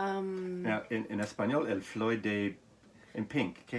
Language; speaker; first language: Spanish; non-native, learner; English